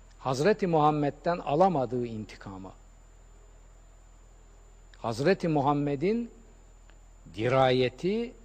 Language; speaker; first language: Turkish; native; Turkish